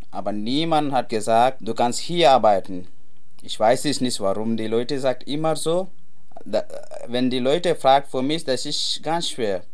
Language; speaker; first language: German; non-native, learner; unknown